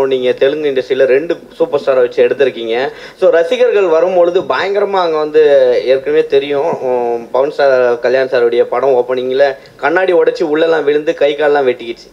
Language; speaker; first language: Tamil; native; Tamil